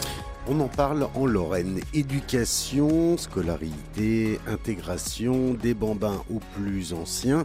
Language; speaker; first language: French; native; French